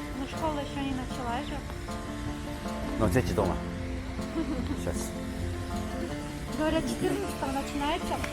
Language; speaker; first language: Russian; non-native, learner; Korean